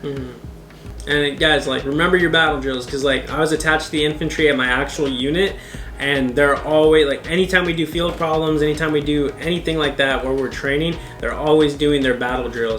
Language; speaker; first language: English; native; English